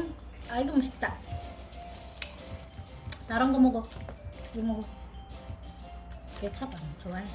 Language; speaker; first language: Korean; non-native, learner; Filipino